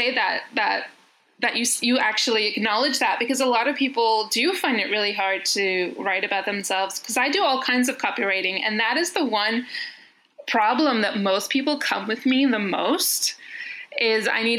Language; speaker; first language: English; native; English